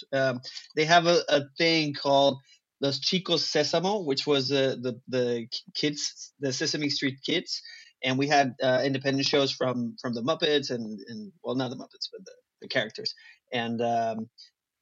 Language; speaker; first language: English; non-native, fluent; Spanish